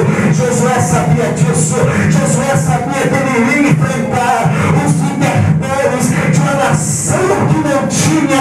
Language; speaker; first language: Portuguese; native; Portuguese